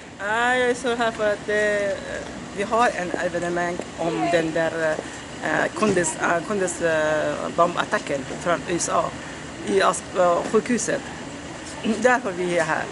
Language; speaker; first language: Swedish; non-native, local second language; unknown